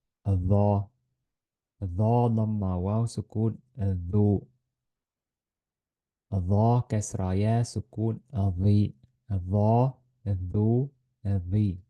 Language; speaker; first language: Arabic; non-native, fluent; Estonian